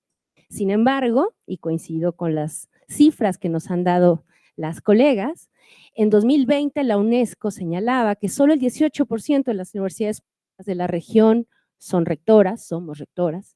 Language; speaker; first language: Spanish; native; Spanish